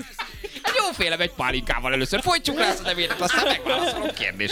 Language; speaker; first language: Hungarian; native; Hungarian